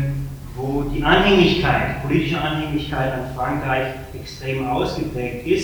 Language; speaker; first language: German; native; German